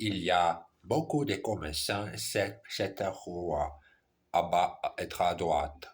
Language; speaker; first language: French; non-native, learner; Portuguese